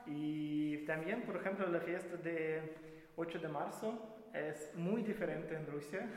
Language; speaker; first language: Spanish; non-native, fluent; Russian